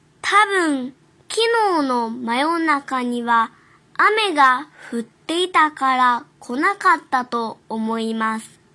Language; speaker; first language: Japanese; non-native, fluent; Chinese